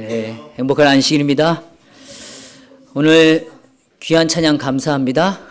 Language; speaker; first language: Korean; native; Korean